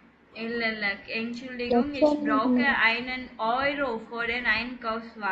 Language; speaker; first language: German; non-native, fluent; Tamil